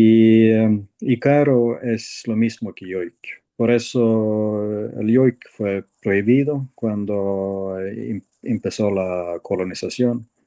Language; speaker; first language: Spanish; non-native, fluent; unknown